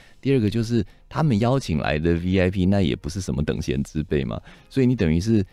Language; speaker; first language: Chinese; native; Chinese